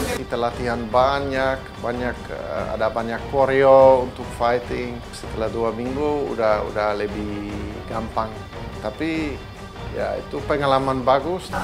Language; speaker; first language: Indonesian; non-native, learner; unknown